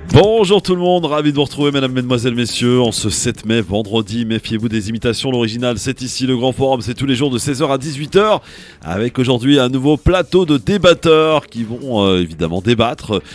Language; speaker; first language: French; native; French